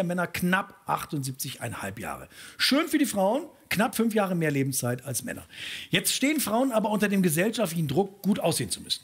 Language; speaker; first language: German; native; German